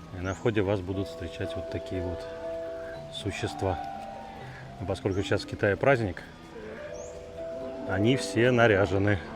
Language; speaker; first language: Russian; native; Russian